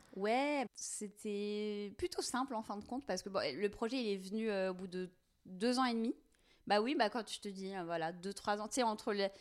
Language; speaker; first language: French; non-native, local second language; Kabyle